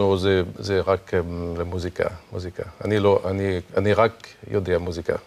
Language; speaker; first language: Hebrew; non-native, learner; French